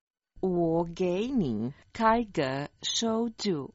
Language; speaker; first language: Chinese; non-native, learner; Croatian